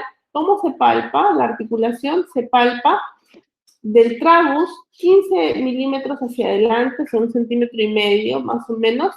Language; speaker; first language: Spanish; native; Spanish